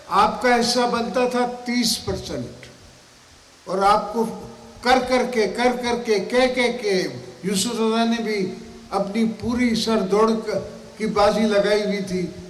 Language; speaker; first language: Urdu; non-native, local second language; Saraiki